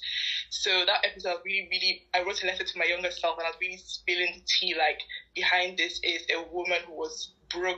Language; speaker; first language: English; non-native, local second language; Yoruba